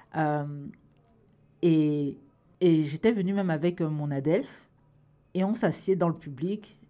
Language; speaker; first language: French; native; French